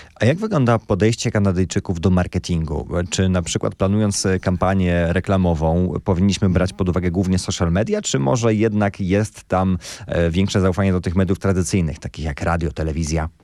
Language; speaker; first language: Polish; native; Polish